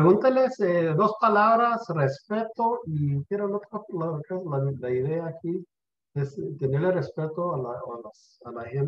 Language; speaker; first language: Spanish; early bilingual, heritage; Spanish